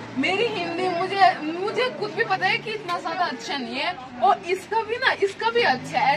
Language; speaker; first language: Hindi; non-native, learner; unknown